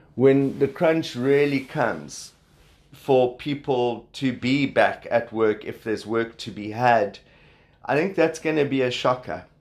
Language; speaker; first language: English; native; English